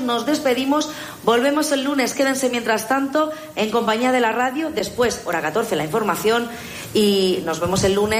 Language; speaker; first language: Spanish; native; Spanish